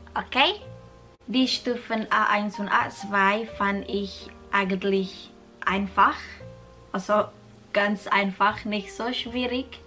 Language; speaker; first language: German; non-native, fluent; Indonesian